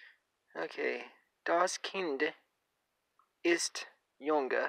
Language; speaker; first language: German; non-native, learner; English